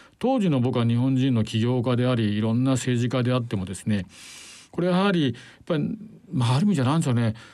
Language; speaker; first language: Japanese; native; Japanese